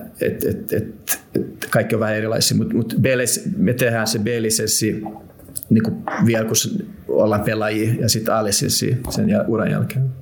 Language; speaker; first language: Finnish; non-native, local second language; Swedish